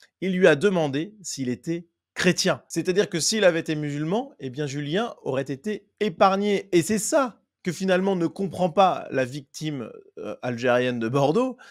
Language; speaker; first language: French; native; French